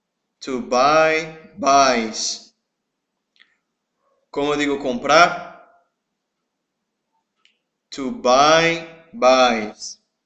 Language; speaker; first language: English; non-native, fluent; Portuguese